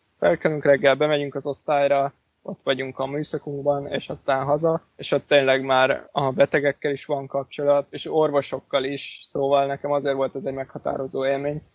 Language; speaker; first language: Hungarian; native; Hungarian